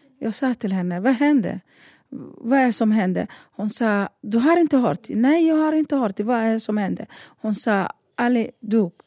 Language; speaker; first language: Swedish; non-native, learner; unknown